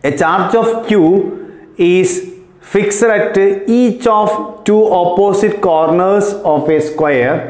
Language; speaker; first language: English; non-native, local second language; Malayalam